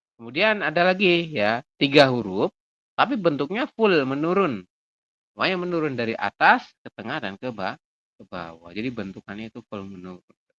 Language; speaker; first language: Indonesian; native; Indonesian